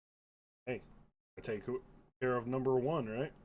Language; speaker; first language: English; native; English